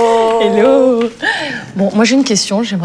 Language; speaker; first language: French; native; French